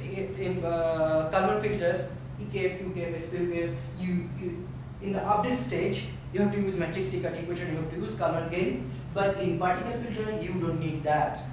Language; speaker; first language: English; non-native, local second language; Bangla